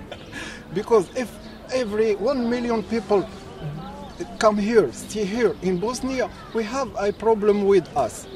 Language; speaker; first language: English; non-native, learner; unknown